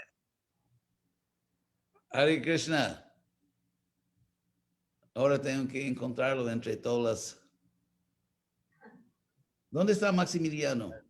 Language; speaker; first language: Spanish; non-native, fluent; English